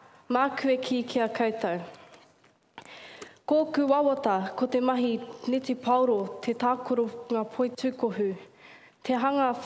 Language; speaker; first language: Māori; non-native, learner; English